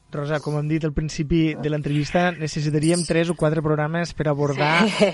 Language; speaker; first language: Catalan; native; Catalan